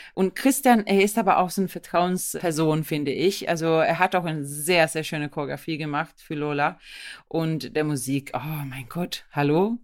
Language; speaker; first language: German; non-native, fluent; Swedish